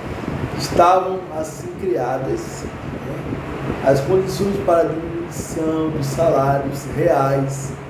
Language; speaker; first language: Portuguese; native; Portuguese